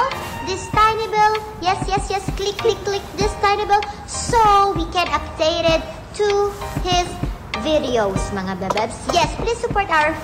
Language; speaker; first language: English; non-native, local second language; Filipino